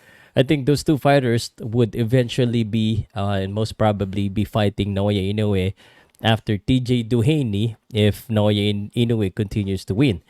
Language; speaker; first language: English; non-native, local second language; Filipino